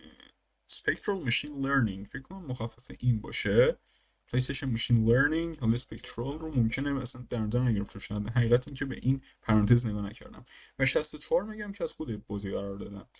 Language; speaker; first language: Persian; native; Persian